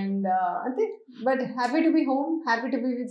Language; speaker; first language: Telugu; non-native, local second language; Hindi